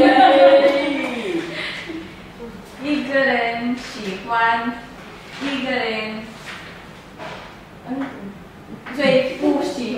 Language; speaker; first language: Chinese; non-native, learner; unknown